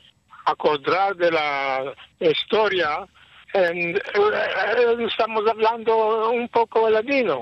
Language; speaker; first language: Spanish; early bilingual, heritage; Hebrew